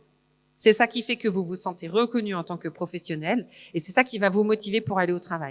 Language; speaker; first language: French; native; French